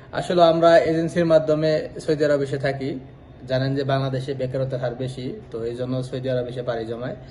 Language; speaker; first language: Bangla; native; Bangla